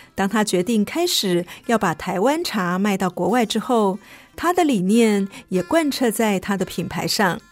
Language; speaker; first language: Chinese; native; Chinese